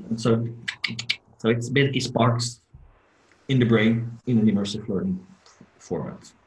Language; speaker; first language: English; non-native, fluent; Dutch